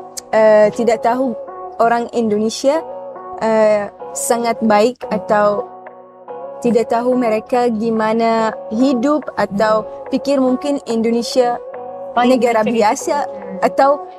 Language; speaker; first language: Indonesian; non-native, learner; Arabic